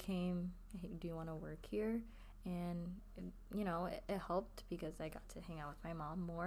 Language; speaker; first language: English; native; English